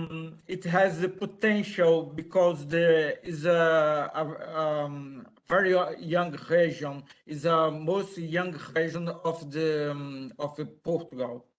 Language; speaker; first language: English; non-native, learner; Portuguese